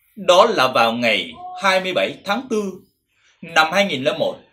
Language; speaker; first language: Vietnamese; non-native, local second language; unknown